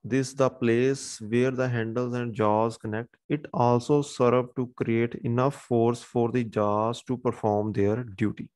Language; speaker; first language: English; non-native, local second language; Punjabi